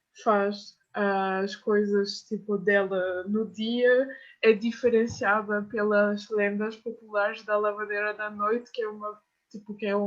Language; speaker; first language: Portuguese; non-native, fluent; French